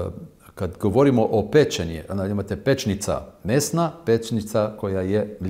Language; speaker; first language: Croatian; non-native, fluent; Hebrew